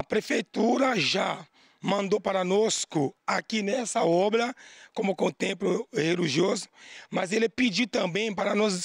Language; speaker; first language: Portuguese; non-native, learner; Haitian Creole